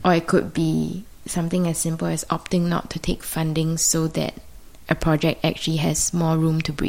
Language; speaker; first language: English; native; English